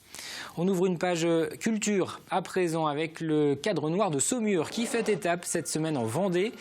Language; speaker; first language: French; native; French